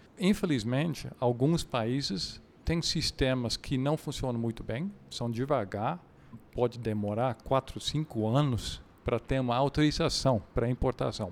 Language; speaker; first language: Portuguese; non-native, fluent; Dutch